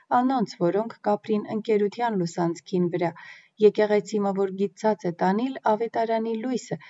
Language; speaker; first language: Armenian; native; Armenian